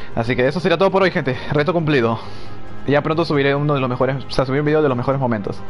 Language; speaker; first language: Spanish; native; Spanish